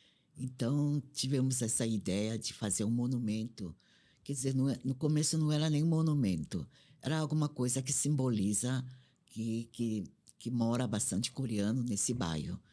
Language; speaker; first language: Portuguese; non-native, fluent; Korean